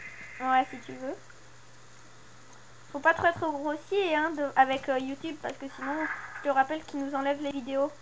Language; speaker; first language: French; native; French